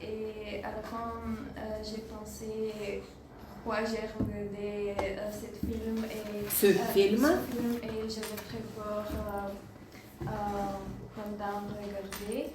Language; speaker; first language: French; non-native, learner; Bulgarian